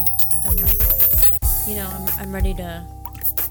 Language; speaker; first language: English; native; English